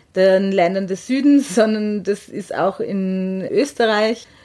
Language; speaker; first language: German; native; German